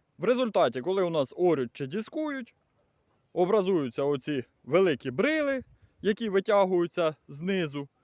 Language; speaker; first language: Ukrainian; native; Ukrainian